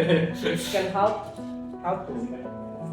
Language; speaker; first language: English; non-native, learner; Indonesian